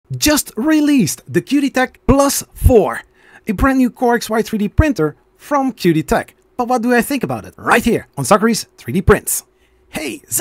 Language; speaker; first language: English; non-native, fluent; Dutch